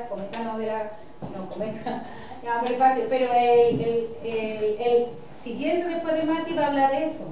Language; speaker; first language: Spanish; native; Spanish